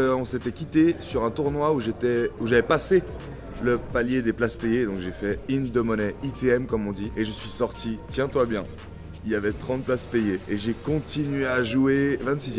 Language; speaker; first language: French; native; French